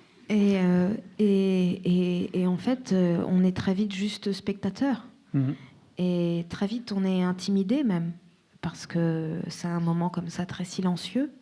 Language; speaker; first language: French; native; French